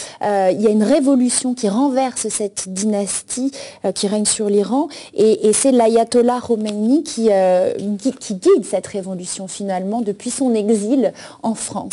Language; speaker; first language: French; native; French